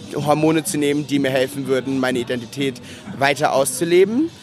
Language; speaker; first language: German; native; German